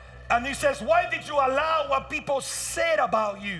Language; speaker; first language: English; early bilingual, other home language; Spanish